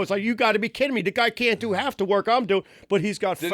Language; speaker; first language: English; native; English